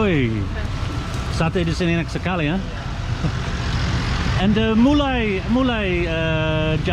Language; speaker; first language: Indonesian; non-native, learner; English